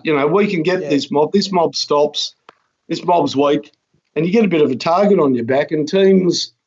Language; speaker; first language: English; native; English